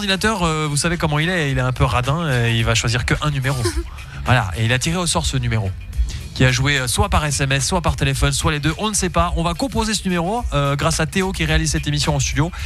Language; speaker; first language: French; native; French